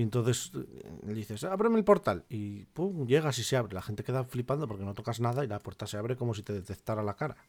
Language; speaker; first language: Spanish; native; Spanish